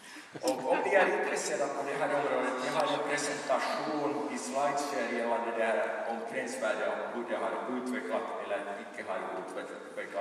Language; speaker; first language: Swedish; non-native, local second language; Finnish